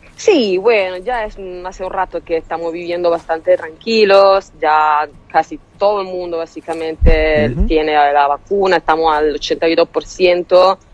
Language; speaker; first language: Spanish; non-native, fluent; Italian